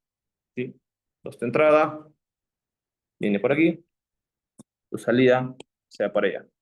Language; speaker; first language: Spanish; native; Spanish